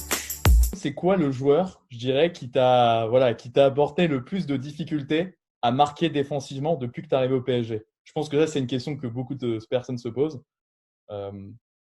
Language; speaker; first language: French; native; French